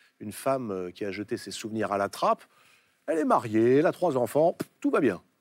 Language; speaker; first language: French; native; French